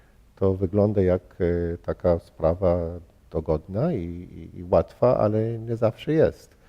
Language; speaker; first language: Polish; early bilingual, heritage; Polish